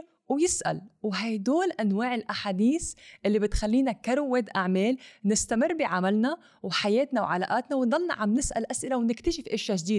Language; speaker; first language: Arabic; native; Arabic